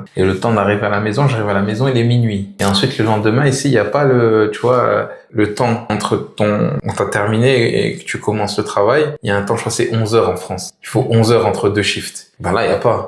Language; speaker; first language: French; native; French